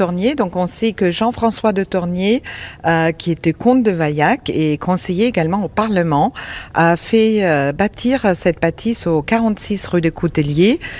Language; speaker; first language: French; non-native, fluent; German